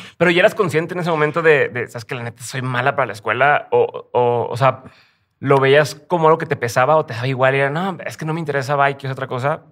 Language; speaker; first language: Spanish; native; Spanish